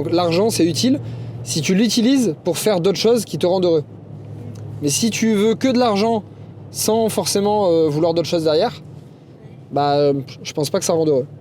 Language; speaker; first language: French; native; French